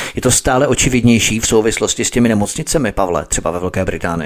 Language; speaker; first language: Czech; native; Czech